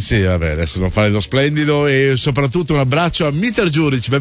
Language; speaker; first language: Italian; native; Italian